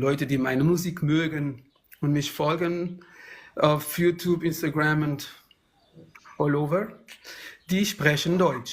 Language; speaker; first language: German; non-native, fluent; Kabuverdianu